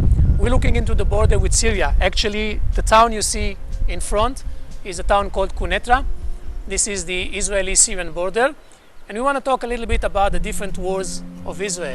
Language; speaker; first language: English; non-native, fluent; Hebrew